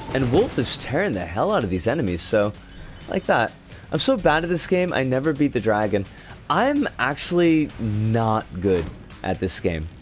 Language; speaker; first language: English; native; English